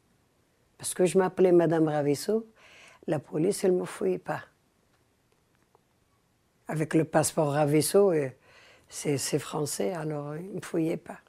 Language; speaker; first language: French; early bilingual, other home language; Arabic